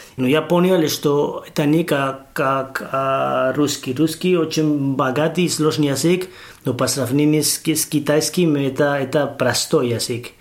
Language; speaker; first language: Russian; non-native, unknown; Spanish